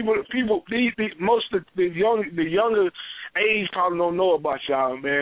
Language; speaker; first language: English; native; English